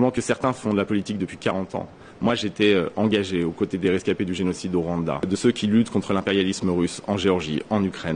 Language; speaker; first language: French; native; French